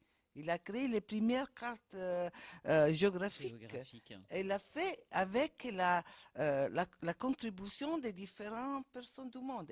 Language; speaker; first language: French; non-native, fluent; Italian